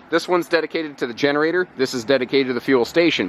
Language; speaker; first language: English; native; English